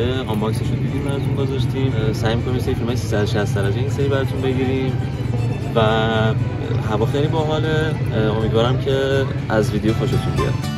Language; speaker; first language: Persian; native; Persian